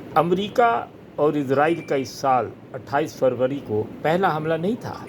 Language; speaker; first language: Urdu; native; Urdu